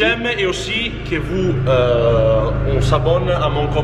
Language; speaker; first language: French; non-native, fluent; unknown